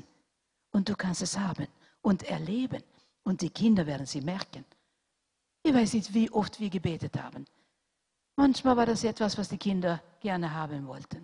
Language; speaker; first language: German; non-native, fluent; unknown